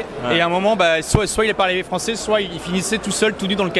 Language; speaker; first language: French; native; French